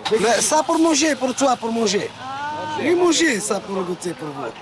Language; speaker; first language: French; non-native, local second language; Arabic